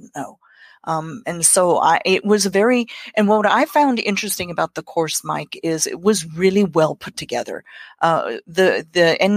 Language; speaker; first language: English; non-native, local second language; Afrikaans